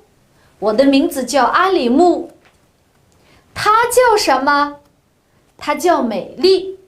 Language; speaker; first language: Chinese; non-native, local second language; Uyghur